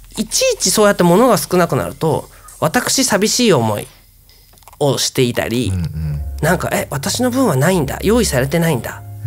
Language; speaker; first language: Japanese; native; Japanese